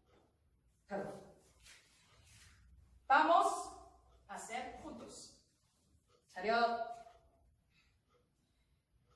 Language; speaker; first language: Spanish; non-native, learner; Korean